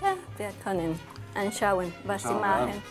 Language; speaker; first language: German; non-native, learner; Spanish